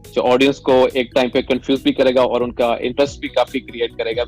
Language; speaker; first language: Hindi; non-native, local second language; Punjabi